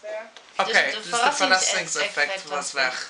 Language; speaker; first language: Dutch; non-native, fluent; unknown